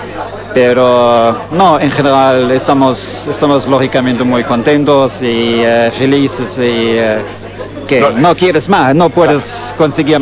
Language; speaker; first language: Spanish; non-native, fluent; German